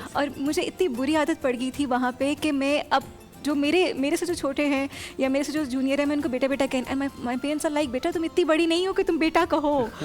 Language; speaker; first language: Urdu; non-native, local second language; Pahari-Potwari